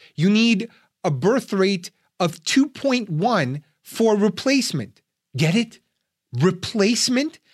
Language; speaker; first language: English; early bilingual, other home language; Russian